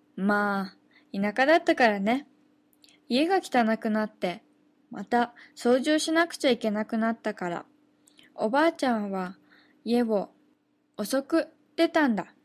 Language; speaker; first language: Japanese; native; Japanese